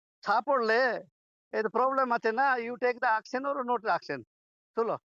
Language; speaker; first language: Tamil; non-native, learner; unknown